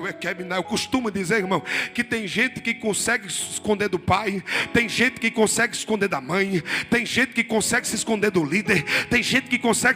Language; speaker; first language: Portuguese; native; Portuguese